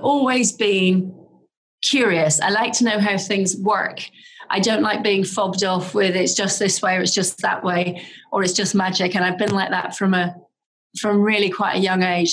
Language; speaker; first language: English; native; English